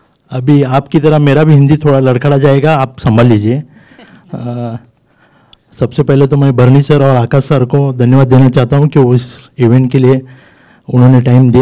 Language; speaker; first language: Hindi; non-native, local second language; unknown